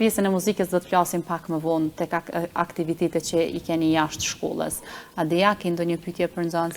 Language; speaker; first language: Albanian; native; Albanian